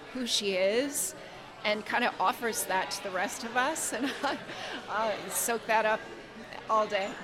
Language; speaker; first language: English; native; English